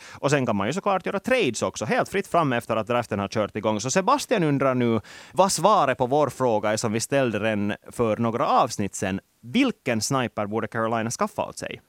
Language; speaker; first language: Swedish; native; Swedish